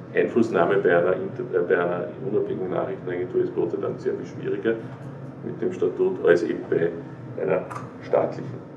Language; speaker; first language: German; native; German